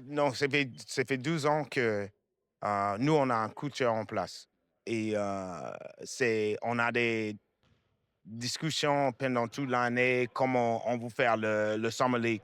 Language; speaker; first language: French; non-native, fluent; English